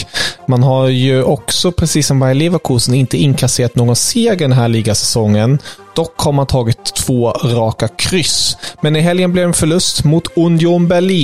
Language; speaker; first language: Swedish; native; Swedish